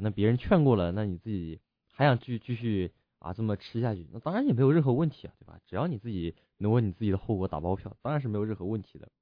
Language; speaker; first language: Chinese; native; Chinese